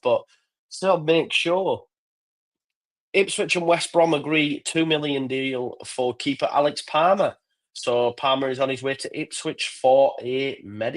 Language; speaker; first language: English; native; English